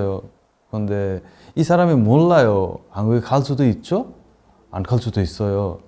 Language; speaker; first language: Korean; non-native, learner; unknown